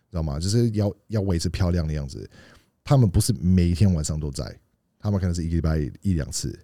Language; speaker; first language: Chinese; non-native, fluent; English